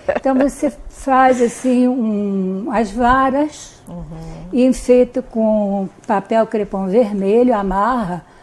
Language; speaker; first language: Portuguese; early bilingual, other home language; Hungarian